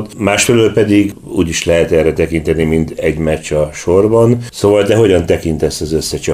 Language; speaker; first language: Hungarian; native; Hungarian